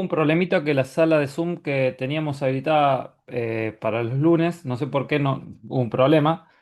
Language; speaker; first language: Spanish; native; Spanish